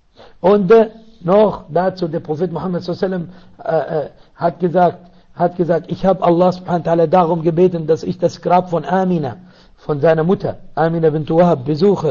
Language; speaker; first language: German; non-native, learner; Arabic